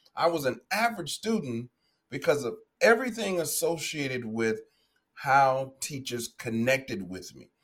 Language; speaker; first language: English; native; English